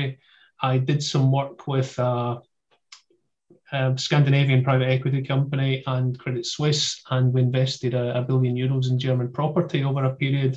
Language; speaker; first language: English; native; English